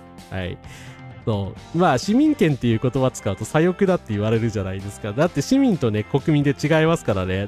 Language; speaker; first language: Japanese; native; Japanese